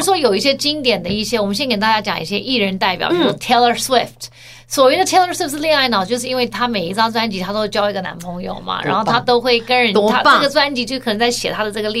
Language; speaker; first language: Chinese; early bilingual, heritage; Chinese